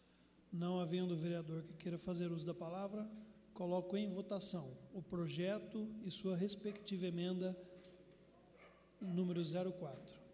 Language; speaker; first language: Portuguese; native; Portuguese